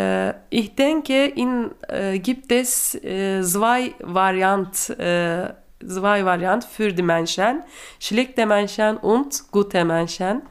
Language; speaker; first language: German; non-native, learner; Turkish